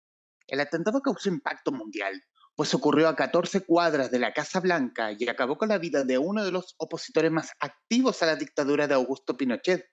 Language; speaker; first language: Spanish; native; Spanish